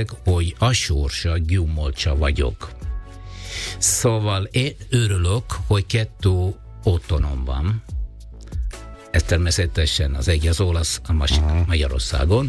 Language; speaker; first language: Hungarian; non-native, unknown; Italian